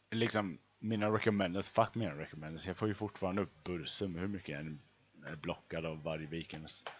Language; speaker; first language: Swedish; native; Swedish